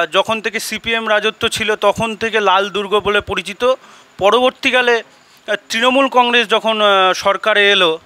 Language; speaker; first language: Bangla; native; Bangla